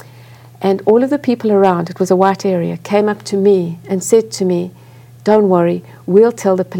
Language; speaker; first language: English; native; English